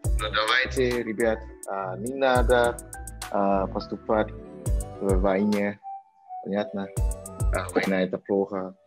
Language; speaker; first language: Russian; non-native, learner; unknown